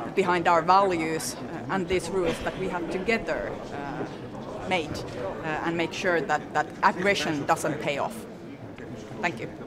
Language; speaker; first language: English; non-native, fluent; Finnish